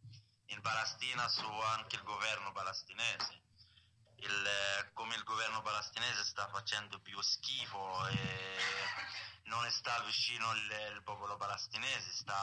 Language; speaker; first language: Italian; non-native, learner; Arabic